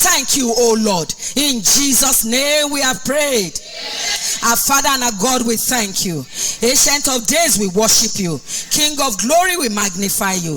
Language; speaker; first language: English; non-native, local second language; Yoruba